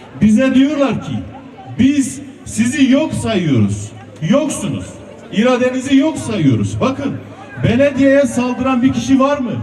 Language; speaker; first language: Turkish; non-native, local second language; Kurdish